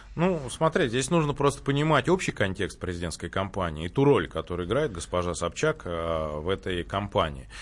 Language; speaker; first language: Russian; native; Russian